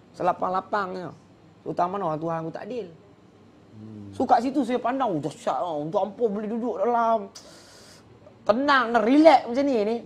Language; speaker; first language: Malay; native; Malay